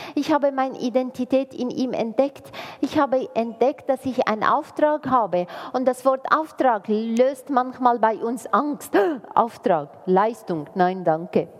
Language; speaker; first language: German; non-native, fluent; Arabic